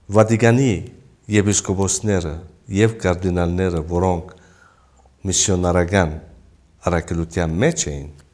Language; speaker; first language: Armenian; early bilingual, heritage; Armenian